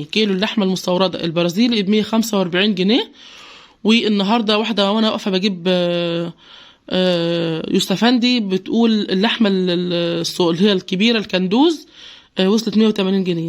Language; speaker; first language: Arabic; native; Arabic